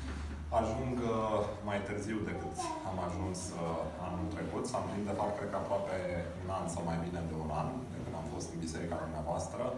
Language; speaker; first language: Romanian; native; Romanian